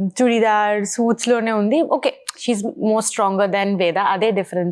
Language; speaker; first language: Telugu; non-native, learner; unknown